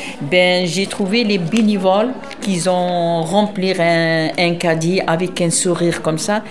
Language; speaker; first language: French; non-native, local second language; Arabic